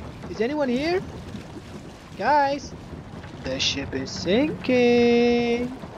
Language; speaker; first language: English; non-native, fluent; German